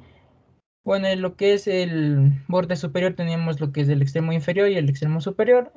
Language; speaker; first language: Spanish; native; Spanish